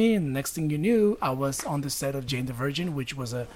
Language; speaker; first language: English; non-native, fluent; Spanish